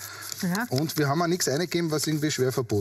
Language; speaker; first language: German; native; German